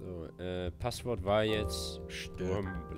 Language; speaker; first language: German; native; German